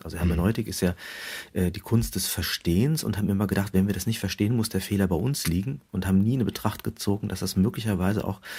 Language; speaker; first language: German; native; German